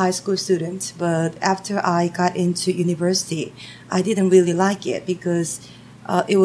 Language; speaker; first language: English; non-native, fluent; Korean